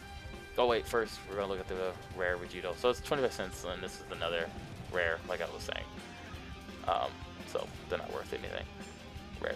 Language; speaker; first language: English; native; English